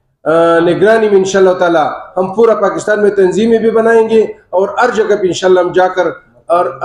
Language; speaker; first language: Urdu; non-native, local second language; Pashto